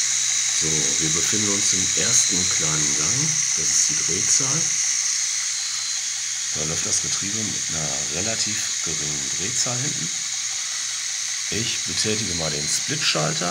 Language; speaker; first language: German; native; German